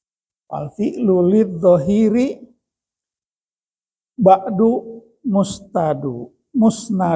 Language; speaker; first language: Arabic; non-native, fluent; Indonesian